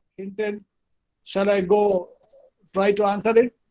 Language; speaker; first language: English; non-native, local second language; Hindi